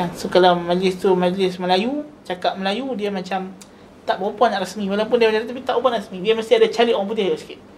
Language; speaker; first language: Malay; native; Malay